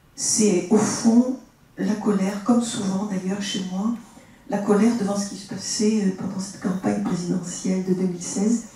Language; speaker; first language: French; early bilingual, other home language; Spanish